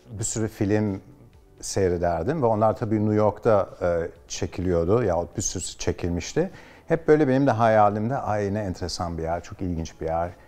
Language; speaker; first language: Turkish; early bilingual, heritage; Turkish